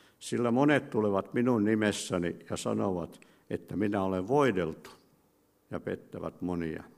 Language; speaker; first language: Finnish; native; Finnish